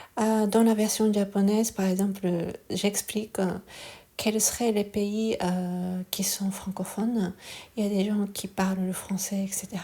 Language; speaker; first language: French; non-native, fluent; Japanese